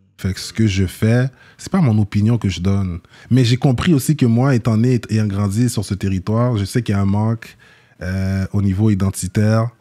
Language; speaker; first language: French; early bilingual, other home language; Haitian Creole